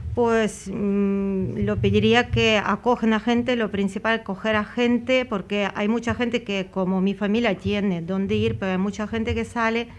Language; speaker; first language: Spanish; non-native, fluent; Ukrainian